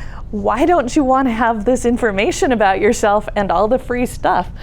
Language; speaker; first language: English; native; English